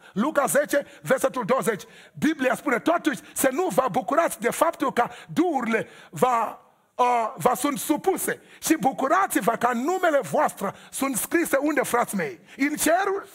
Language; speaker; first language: Romanian; non-native, learner; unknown